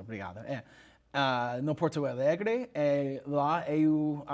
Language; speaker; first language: Portuguese; non-native, learner; English